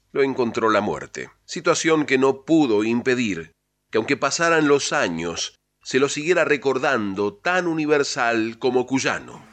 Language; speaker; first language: Spanish; native; Spanish